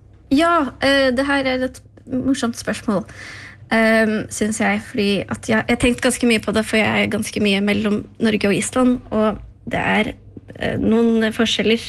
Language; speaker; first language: Norwegian; early bilingual, other home language; Icelandic